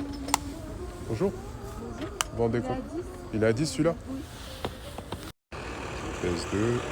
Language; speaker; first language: French; native; French